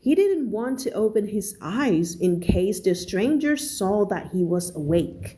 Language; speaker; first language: English; non-native, fluent; Thai